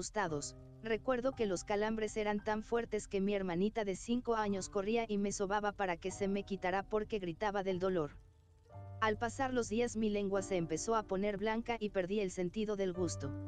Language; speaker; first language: Spanish; native; Spanish